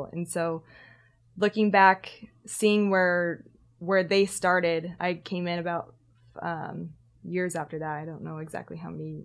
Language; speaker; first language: English; native; English